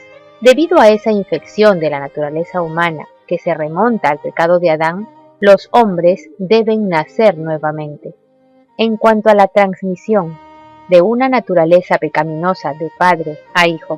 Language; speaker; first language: Spanish; native; Spanish